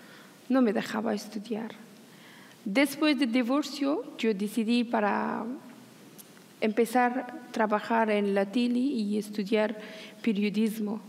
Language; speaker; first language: Spanish; non-native, learner; Persian